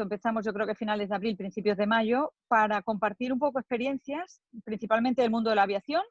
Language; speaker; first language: Spanish; native; Spanish